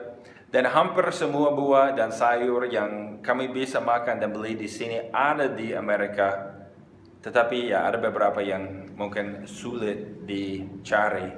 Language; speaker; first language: Indonesian; non-native, fluent; English